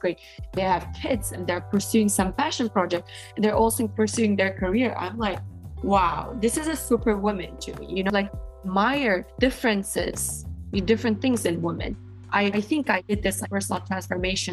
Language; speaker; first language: English; non-native, fluent; Kyrgyz